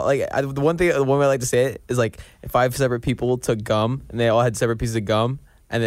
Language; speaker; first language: English; native; English